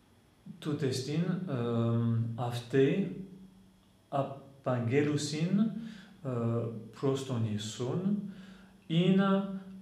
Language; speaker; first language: Greek; non-native, fluent; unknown